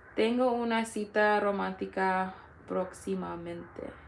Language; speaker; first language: Spanish; non-native, learner; English